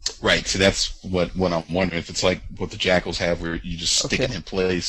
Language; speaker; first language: English; native; English